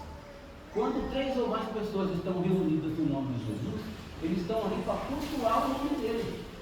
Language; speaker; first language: Portuguese; native; Portuguese